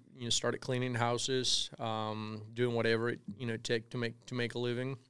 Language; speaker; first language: English; non-native, fluent; Spanish